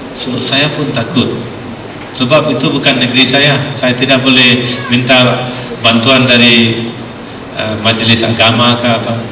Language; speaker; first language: Malay; non-native, local second language; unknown